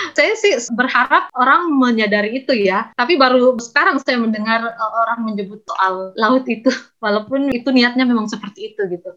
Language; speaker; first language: Indonesian; native; Indonesian